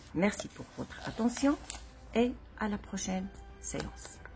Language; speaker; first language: French; non-native, local second language; Arabic